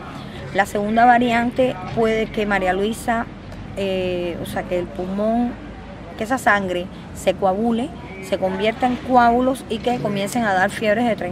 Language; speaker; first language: Spanish; native; Spanish